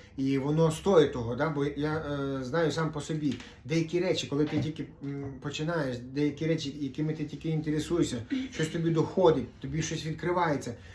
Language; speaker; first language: Ukrainian; non-native, local second language; Russian